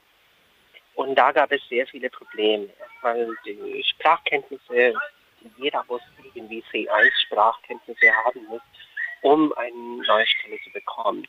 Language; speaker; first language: German; non-native, fluent; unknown